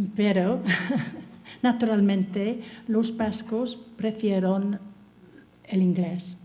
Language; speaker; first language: Spanish; non-native, learner; English